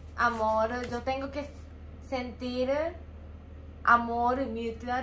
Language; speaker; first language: Spanish; non-native, learner; Japanese